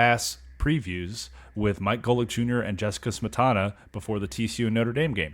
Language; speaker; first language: English; native; English